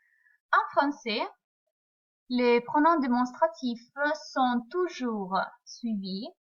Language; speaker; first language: French; non-native, fluent; Italian